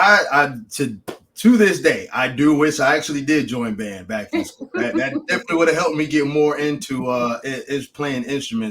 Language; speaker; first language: English; native; English